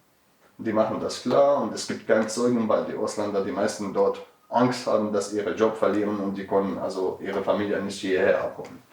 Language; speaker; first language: German; non-native, learner; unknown